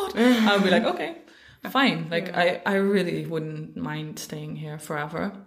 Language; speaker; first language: English; non-native, fluent; Dutch